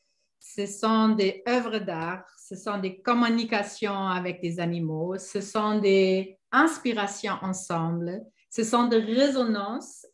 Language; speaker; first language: French; non-native, fluent; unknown